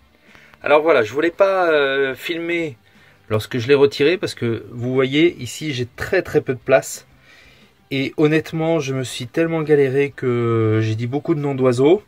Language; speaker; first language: French; native; French